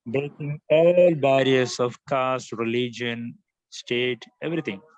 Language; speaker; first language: English; non-native, local second language; Malayalam